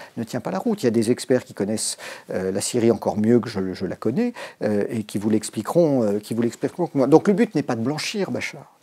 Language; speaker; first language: French; native; French